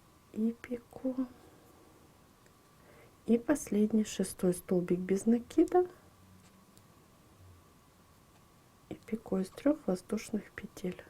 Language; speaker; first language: Russian; native; Russian